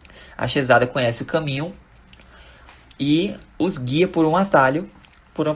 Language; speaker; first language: Portuguese; native; Portuguese